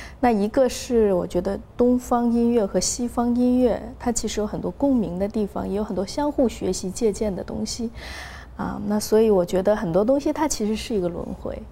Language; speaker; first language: Chinese; native; Chinese